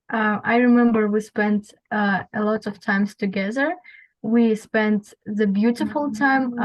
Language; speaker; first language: English; non-native, learner; Russian